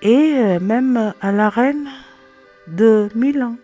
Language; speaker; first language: French; non-native, learner; Italian